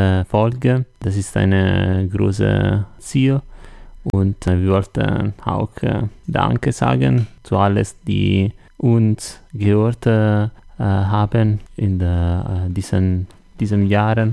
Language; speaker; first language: German; non-native, learner; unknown